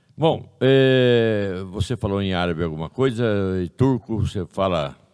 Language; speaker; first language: Portuguese; native; Portuguese